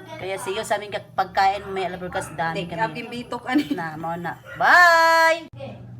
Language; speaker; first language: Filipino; non-native, local second language; Cebuano